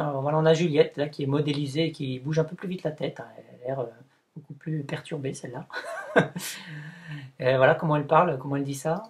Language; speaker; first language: French; native; French